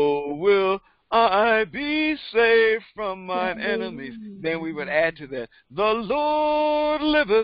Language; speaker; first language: English; native; English